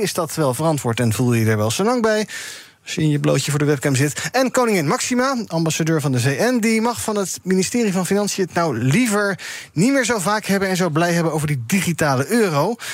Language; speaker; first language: Dutch; native; Dutch